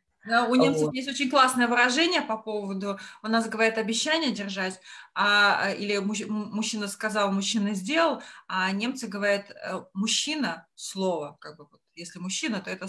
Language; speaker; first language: Russian; native; Russian